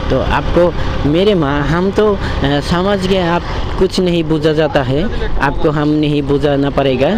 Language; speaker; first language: Hindi; non-native, learner; Bangla